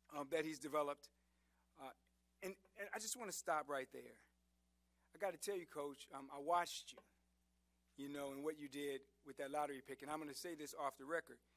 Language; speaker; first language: English; native; English